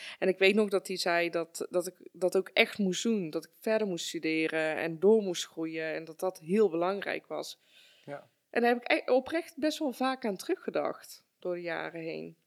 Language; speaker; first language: Dutch; early bilingual, other home language; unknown